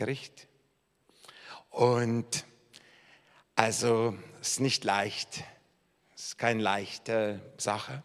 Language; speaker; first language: German; non-native, fluent; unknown